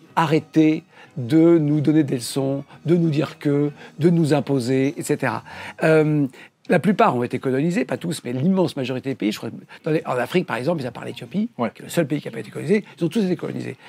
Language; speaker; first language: French; native; French